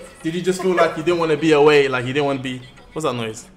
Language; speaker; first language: English; native; English